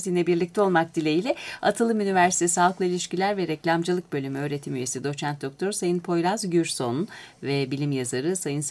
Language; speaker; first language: Turkish; native; Turkish